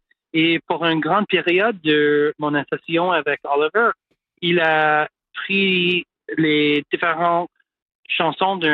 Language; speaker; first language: French; non-native, local second language; English